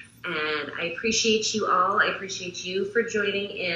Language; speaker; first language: English; native; English